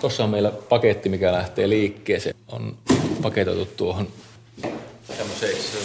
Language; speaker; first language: Finnish; native; Finnish